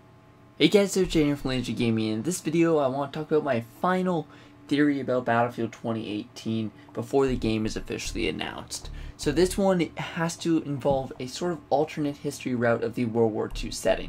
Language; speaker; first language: English; native; English